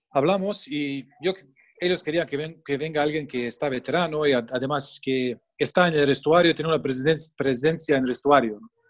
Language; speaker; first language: Spanish; non-native, fluent; Bosnian